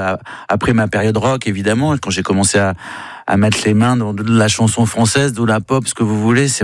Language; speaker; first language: French; native; French